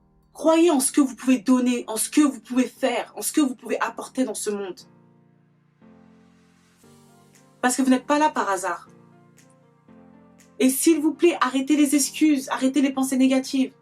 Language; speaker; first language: French; native; French